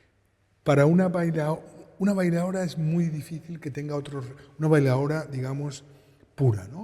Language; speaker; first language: Spanish; native; Spanish